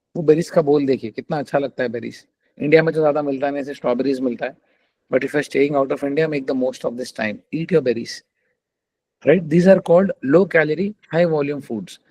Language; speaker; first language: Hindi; non-native, local second language; Telugu